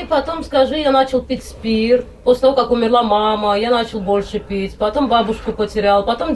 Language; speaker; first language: Russian; non-native, local second language; Azerbaijani